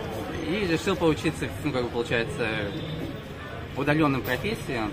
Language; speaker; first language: Russian; native; Russian